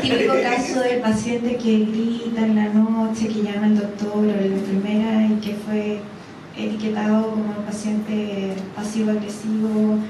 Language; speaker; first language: Spanish; native; Spanish